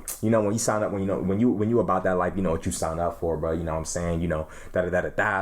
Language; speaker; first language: English; native; English